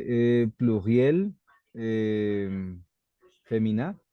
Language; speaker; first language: French; non-native, learner; Spanish